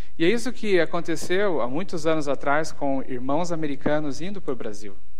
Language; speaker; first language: Portuguese; native; Portuguese